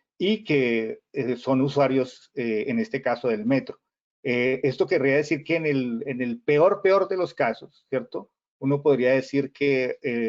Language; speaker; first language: Spanish; native; Spanish